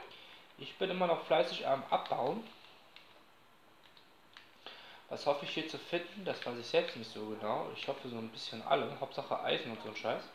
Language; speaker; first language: German; native; German